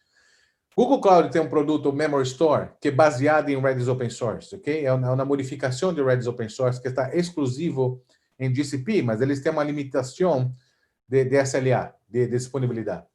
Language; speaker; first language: Portuguese; non-native, fluent; Spanish